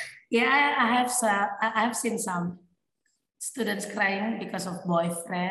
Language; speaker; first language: English; non-native, fluent; Indonesian